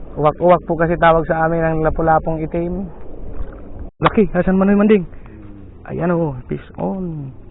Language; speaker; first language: Filipino; non-native, local second language; Bikol